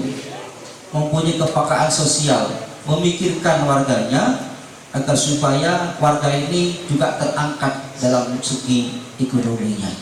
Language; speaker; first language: Indonesian; native; Indonesian